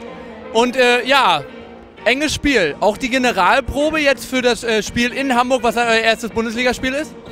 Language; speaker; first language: German; native; German